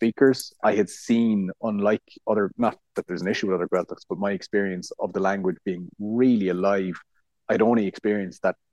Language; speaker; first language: English; native; English